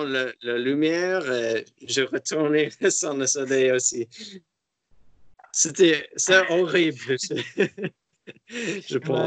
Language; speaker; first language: French; non-native, learner; English